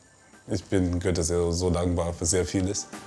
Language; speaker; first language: German; non-native, fluent; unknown